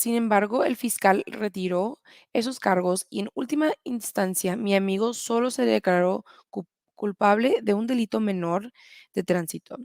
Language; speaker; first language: Spanish; early bilingual, heritage; Spanish